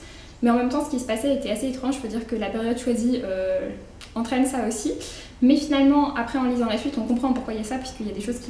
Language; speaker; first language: French; native; French